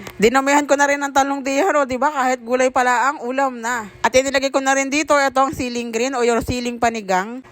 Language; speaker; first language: Filipino; native; Filipino